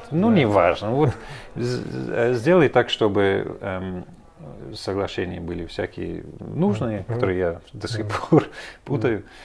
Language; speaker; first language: Russian; non-native, fluent; English